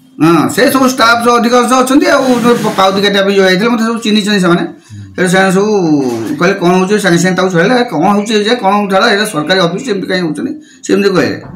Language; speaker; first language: Odia; non-native, local second language; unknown